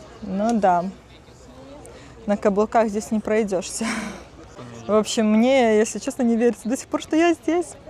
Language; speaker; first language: Russian; native; Russian